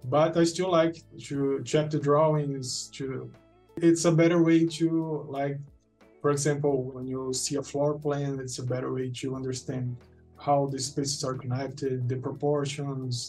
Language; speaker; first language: English; non-native, fluent; Portuguese